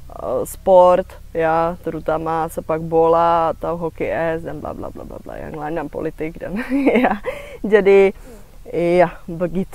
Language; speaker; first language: Indonesian; non-native, fluent; Czech